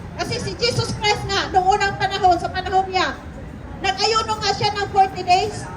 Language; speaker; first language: Filipino; non-native, local second language; Cebuano